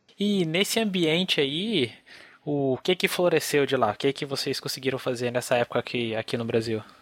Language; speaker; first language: Portuguese; native; Portuguese